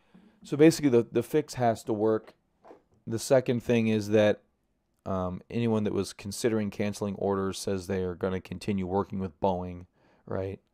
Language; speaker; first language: English; native; English